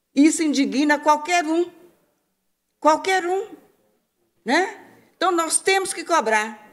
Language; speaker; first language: Portuguese; native; Portuguese